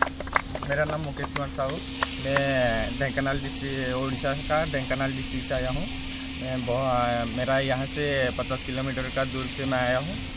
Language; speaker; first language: Hindi; non-native, local second language; Odia